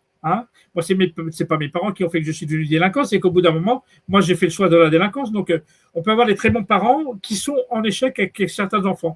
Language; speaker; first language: French; native; French